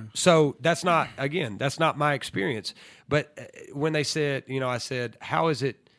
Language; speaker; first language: English; native; English